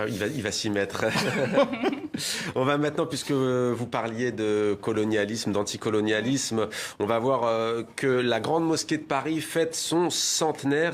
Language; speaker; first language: French; native; French